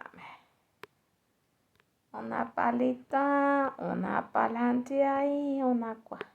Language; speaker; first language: French; non-native, learner; Spanish